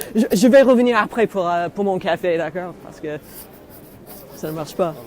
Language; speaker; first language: French; non-native, learner; English